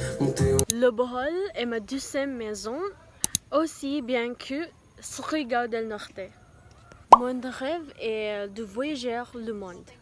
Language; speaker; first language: French; non-native, learner; Filipino